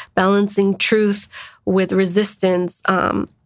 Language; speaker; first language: English; native; English